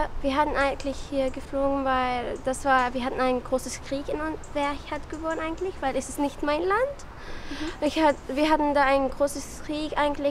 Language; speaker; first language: German; non-native, learner; Arabic